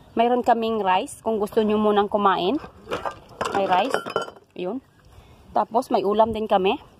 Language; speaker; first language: Filipino; non-native, local second language; Cebuano